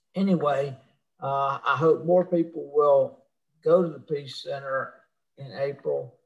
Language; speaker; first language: English; native; English